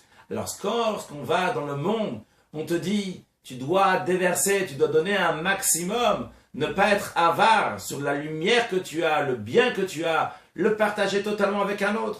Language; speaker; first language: French; native; French